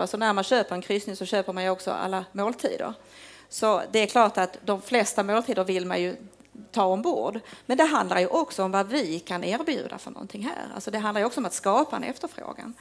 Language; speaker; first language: Swedish; native; Swedish